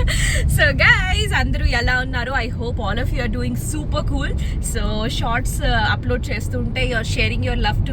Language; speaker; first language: Telugu; native; Telugu